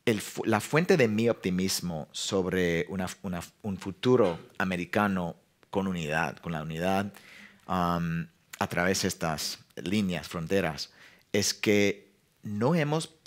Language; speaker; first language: Spanish; non-native, fluent; English